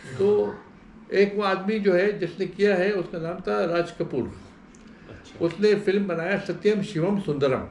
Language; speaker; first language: Hindi; non-native, local second language; Arabic